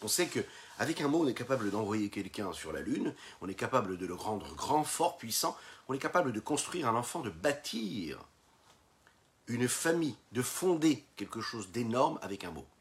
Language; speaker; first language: French; native; French